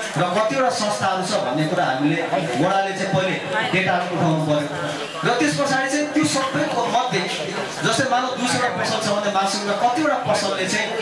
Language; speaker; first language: Nepali; non-native, local second language; Limbu